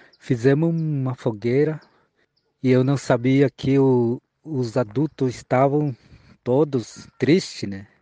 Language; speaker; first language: Portuguese; early bilingual, other home language; Guarani